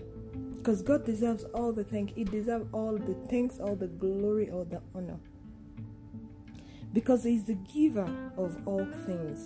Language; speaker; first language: English; non-native, local second language; Yoruba